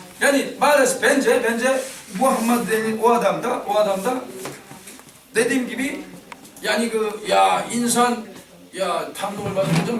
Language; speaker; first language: Turkish; non-native, learner; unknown